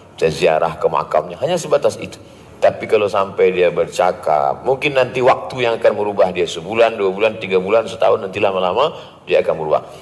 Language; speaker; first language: Malay; native; Malay